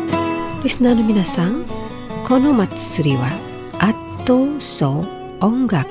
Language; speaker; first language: Japanese; non-native, learner; Indonesian